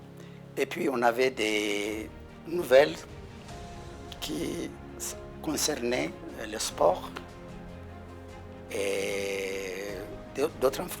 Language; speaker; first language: French; non-native, fluent; Amharic